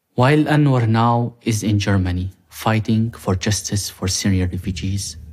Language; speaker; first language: English; non-native, fluent; Arabic